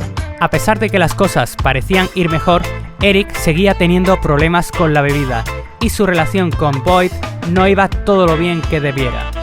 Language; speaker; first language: Spanish; native; Spanish